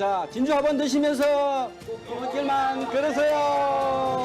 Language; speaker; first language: Korean; native; Korean